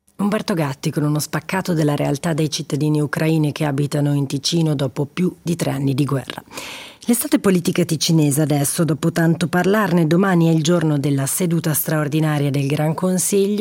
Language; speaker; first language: Italian; native; Italian